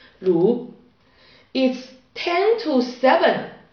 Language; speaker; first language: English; non-native, learner; Chinese